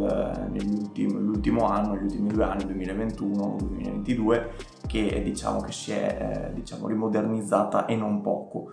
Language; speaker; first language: Italian; native; Italian